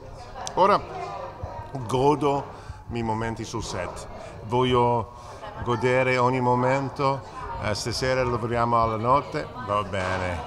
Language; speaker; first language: Italian; non-native, fluent; English